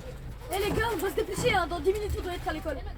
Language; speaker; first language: French; native; French